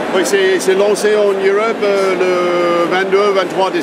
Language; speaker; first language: French; non-native, learner; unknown